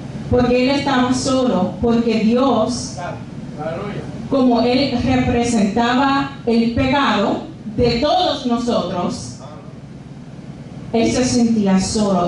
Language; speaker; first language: Spanish; early bilingual, other home language; English